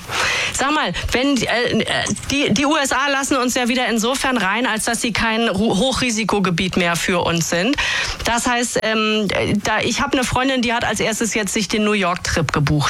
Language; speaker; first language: German; native; German